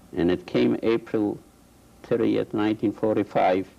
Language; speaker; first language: English; non-native, fluent; Polish